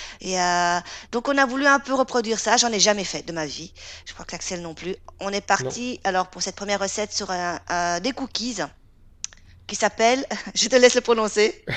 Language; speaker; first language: French; native; French